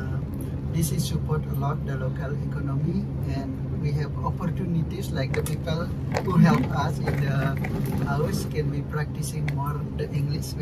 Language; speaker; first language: English; non-native, learner; Balinese